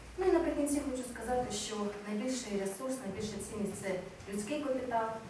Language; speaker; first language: Ukrainian; native; Ukrainian